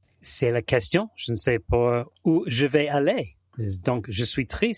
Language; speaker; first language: French; non-native, fluent; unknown